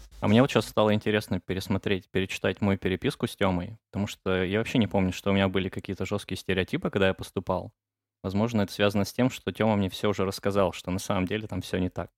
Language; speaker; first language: Russian; native; Russian